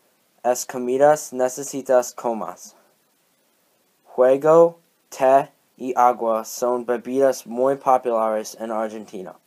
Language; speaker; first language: Spanish; non-native, learner; English